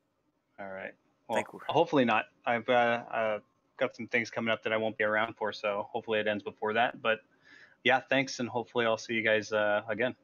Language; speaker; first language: English; native; English